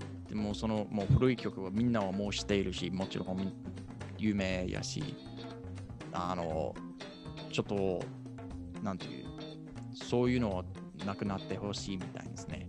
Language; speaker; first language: Japanese; non-native, fluent; English